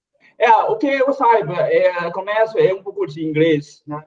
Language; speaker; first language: Portuguese; non-native, fluent; Chinese